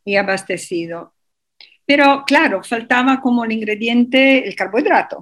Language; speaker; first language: Spanish; non-native, fluent; Italian